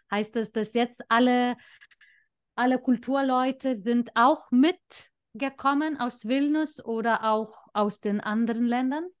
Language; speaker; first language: German; non-native, fluent; Lithuanian